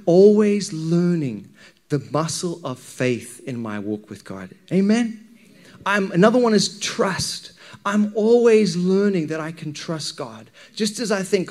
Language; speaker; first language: English; native; English